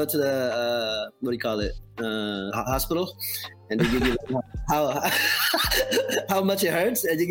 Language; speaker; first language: English; non-native, local second language; Filipino